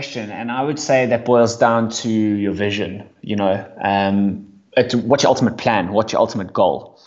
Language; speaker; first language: English; native; English